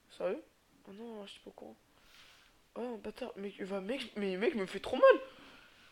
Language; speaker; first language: French; native; French